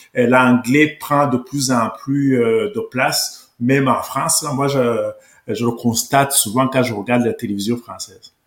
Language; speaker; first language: French; non-native, local second language; Kinyarwanda